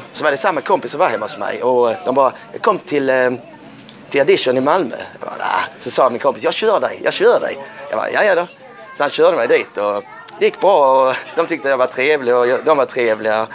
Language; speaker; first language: Swedish; native; Swedish